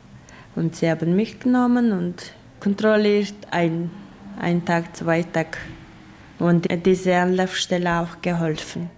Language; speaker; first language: German; non-native, learner; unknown